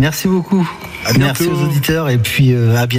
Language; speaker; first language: French; native; French